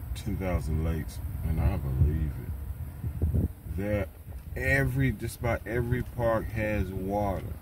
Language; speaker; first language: English; native; English